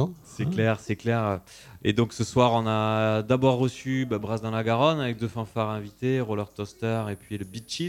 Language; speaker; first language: French; native; French